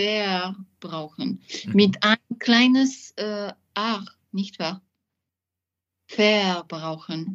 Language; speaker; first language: German; non-native, learner; French